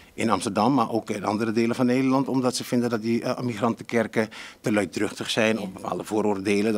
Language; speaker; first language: Dutch; non-native, local second language; Papiamento